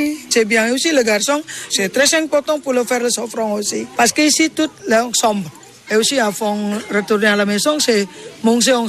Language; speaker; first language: French; non-native, learner; Balinese